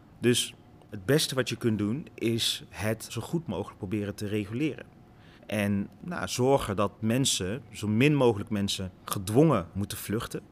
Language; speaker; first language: Dutch; early bilingual, other home language; Lingala